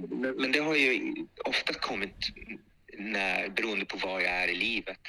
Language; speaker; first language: Swedish; early bilingual, other home language; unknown